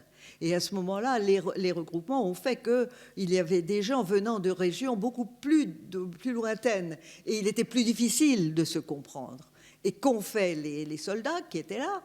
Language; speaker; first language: French; native; French